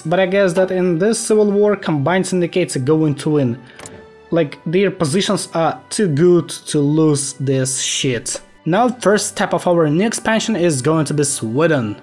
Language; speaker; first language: English; non-native, fluent; Ukrainian